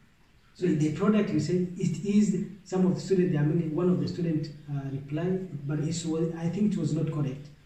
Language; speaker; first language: English; non-native, local second language; Swahili